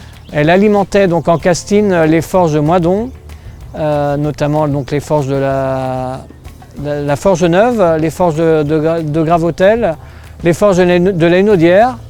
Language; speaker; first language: French; native; French